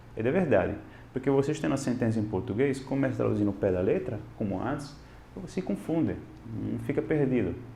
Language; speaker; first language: Portuguese; non-native, fluent; Italian